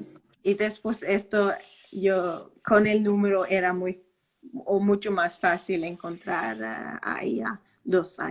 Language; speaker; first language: Spanish; non-native, fluent; Danish